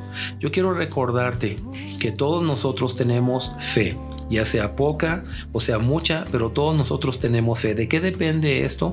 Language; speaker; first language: Spanish; native; Spanish